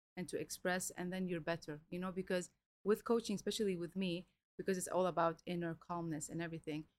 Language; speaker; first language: English; early bilingual, other home language; Arabic